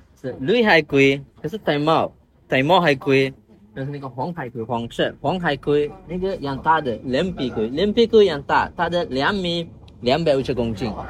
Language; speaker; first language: Chinese; non-native, learner; Sinhala